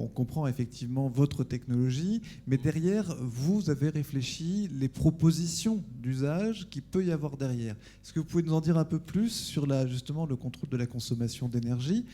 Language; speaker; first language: French; native; French